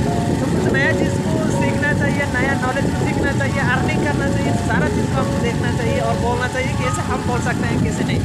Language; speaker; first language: Hindi; non-native, local second language; Odia